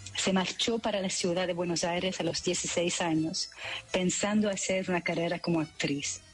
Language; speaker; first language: Spanish; non-native, fluent; French